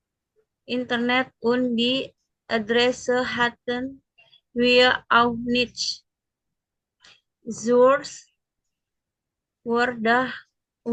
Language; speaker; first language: German; non-native, learner; Indonesian